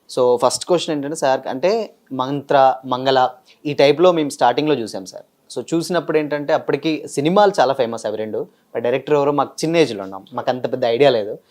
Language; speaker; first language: Telugu; native; Telugu